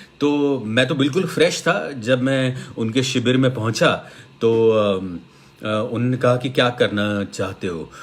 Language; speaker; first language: Hindi; non-native, local second language; Marathi